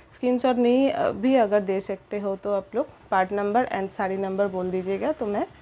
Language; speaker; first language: Hindi; non-native, local second language; Bangla